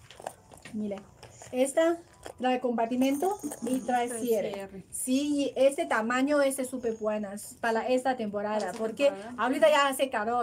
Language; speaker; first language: Spanish; non-native, learner; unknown